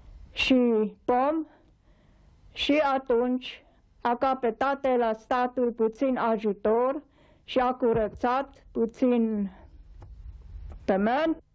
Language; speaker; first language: Romanian; non-native, local second language; German